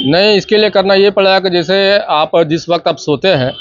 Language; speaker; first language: Hindi; native; Hindi